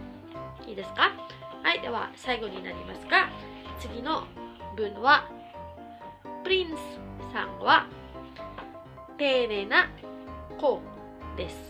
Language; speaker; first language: Japanese; non-native, local second language; Filipino